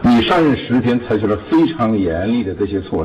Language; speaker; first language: Chinese; native; Chinese